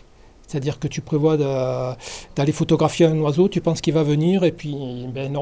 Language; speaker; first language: French; native; French